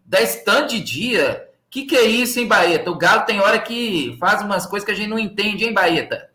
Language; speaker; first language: Portuguese; native; Portuguese